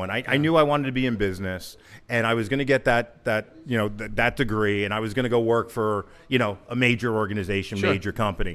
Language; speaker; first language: English; native; English